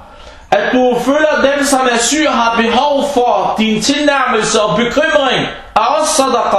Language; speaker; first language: Danish; non-native, local second language; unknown